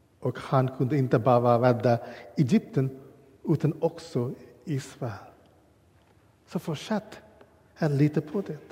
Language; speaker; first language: Swedish; non-native, learner; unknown